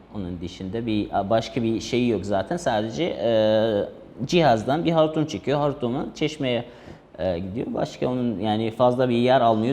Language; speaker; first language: Turkish; non-native, fluent; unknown